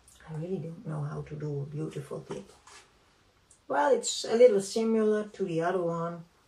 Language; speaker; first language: English; non-native, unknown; Dutch